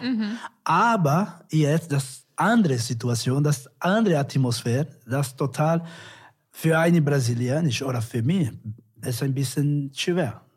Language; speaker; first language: German; non-native, learner; Portuguese